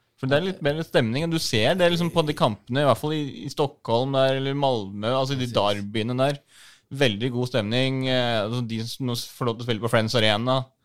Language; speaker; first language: Norwegian; native; Norwegian